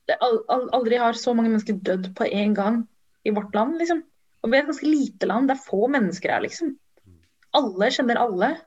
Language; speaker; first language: Norwegian; early bilingual, other home language; Tamil